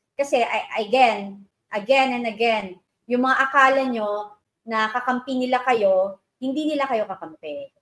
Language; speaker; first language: Filipino; native; Filipino